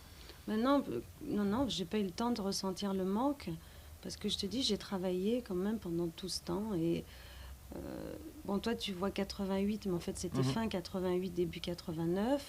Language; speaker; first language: French; native; French